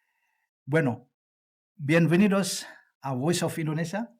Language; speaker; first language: Spanish; non-native, learner; Indonesian